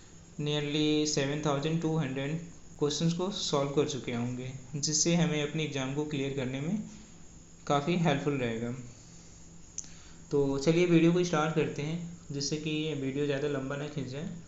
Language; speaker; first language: Hindi; native; Hindi